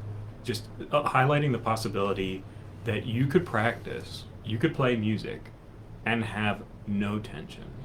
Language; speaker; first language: English; native; English